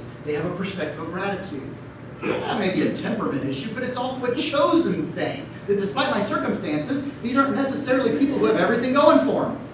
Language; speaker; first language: English; native; English